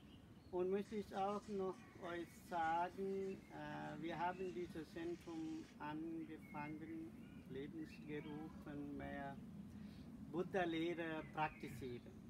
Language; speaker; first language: German; non-native, learner; Sinhala